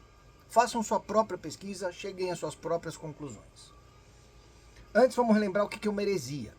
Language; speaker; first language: Portuguese; native; Portuguese